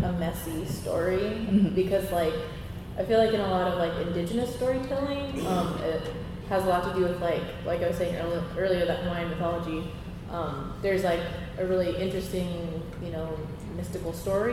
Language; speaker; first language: English; native; English